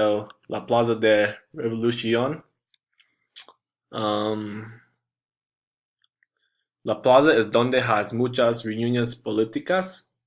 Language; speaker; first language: Spanish; non-native, learner; English